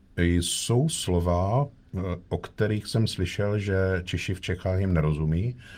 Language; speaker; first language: Czech; native; Czech